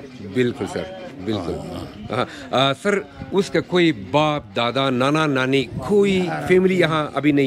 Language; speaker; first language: Hindi; non-native, local second language; Persian